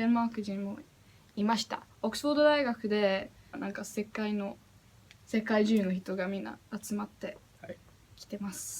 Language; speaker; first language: Japanese; non-native, learner; English